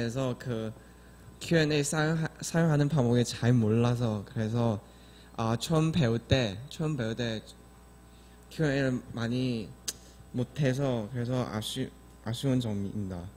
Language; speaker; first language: Korean; non-native, learner; Chinese